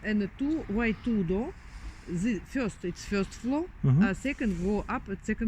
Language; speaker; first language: English; non-native, learner; Russian